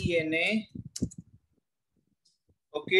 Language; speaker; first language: Spanish; non-native, learner; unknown